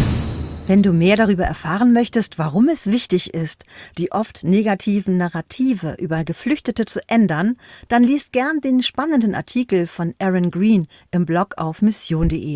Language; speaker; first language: German; native; German